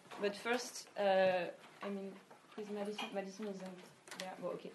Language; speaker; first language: English; non-native, fluent; French